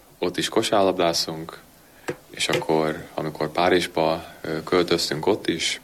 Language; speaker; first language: Hungarian; early bilingual, heritage; Hungarian